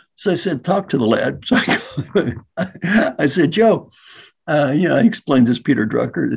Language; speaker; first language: English; native; English